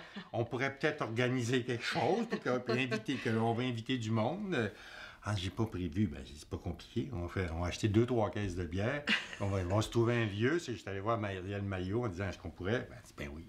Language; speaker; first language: French; native; French